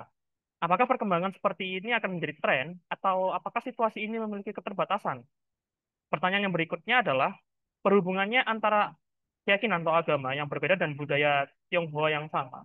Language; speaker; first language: Indonesian; native; Indonesian